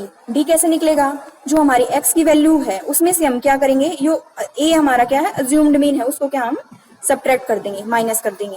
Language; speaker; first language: Hindi; native; Hindi